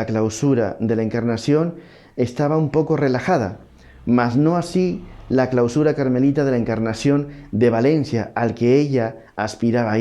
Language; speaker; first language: Spanish; native; Spanish